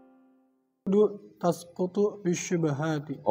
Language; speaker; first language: Arabic; non-native, learner; Indonesian